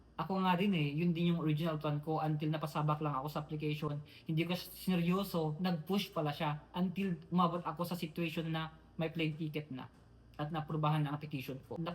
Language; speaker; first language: Filipino; non-native, local second language; Iloko